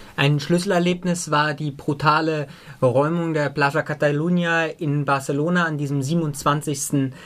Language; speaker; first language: German; native; German